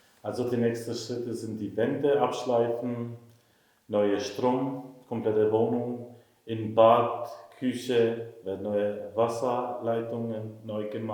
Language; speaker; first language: German; non-native, fluent; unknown